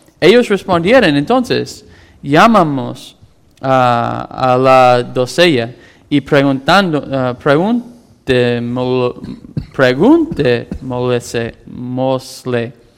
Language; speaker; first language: Spanish; non-native, fluent; English